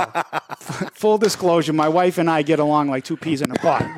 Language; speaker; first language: English; early bilingual, other home language; Italian